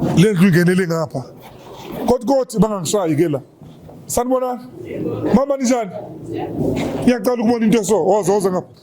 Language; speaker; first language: Zulu; native; Zulu